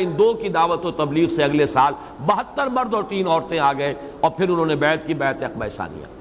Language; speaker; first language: Urdu; native; Urdu